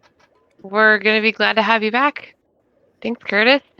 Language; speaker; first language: English; native; English